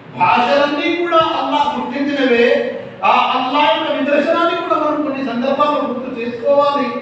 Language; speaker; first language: Telugu; non-native, local second language; Urdu